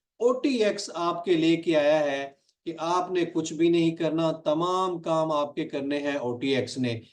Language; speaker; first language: Urdu; non-native, local second language; Punjabi